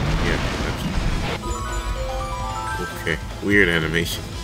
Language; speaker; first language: English; native; English